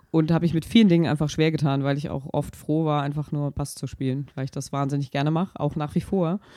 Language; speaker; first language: German; native; German